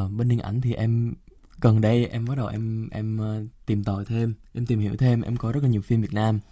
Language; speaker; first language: Vietnamese; early bilingual, heritage; Vietnamese